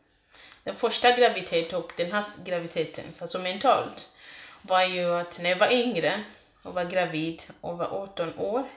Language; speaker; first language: Swedish; non-native, fluent; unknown